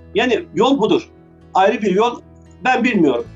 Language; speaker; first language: Turkish; early bilingual, heritage; Arabic